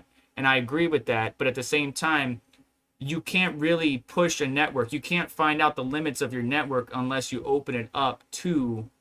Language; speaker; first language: English; native; English